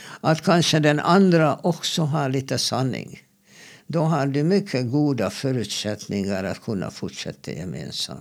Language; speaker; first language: Swedish; non-native, fluent; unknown